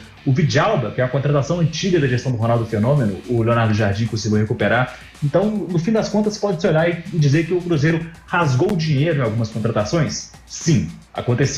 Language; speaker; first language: Portuguese; native; Portuguese